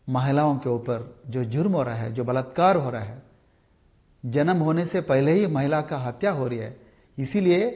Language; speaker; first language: Hindi; non-native, local second language; Telugu